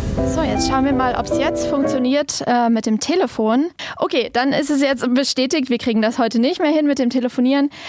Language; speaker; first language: German; native; German